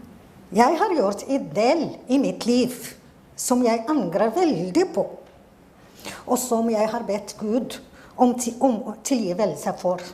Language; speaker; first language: Norwegian; non-native, fluent; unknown